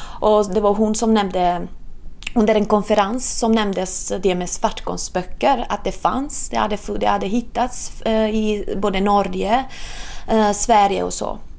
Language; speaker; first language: Swedish; non-native, fluent; Italian